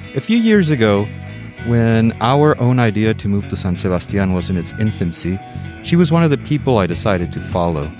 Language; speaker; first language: English; early bilingual, heritage; English